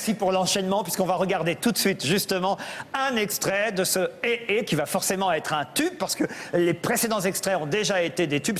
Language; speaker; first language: French; native; French